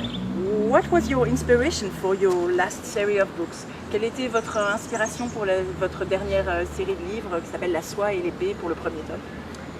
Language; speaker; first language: French; native; French